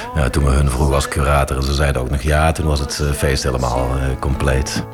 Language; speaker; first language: Dutch; native; Dutch